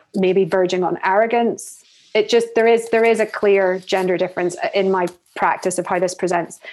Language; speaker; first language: English; native; English